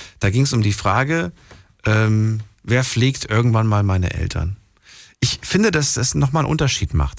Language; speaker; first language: German; native; German